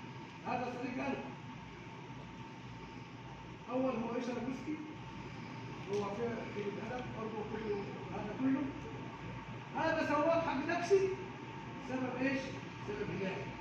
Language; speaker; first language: Arabic; non-native, learner; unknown